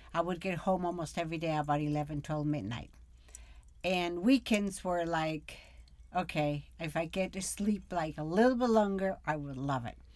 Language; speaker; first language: English; early bilingual, other home language; Spanish